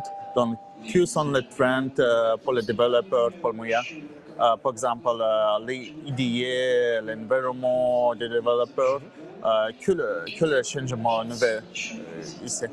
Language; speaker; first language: French; non-native, learner; English